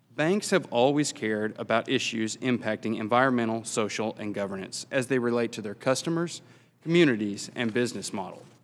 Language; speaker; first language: English; native; English